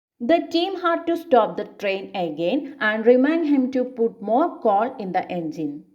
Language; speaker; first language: English; non-native, local second language; Malayalam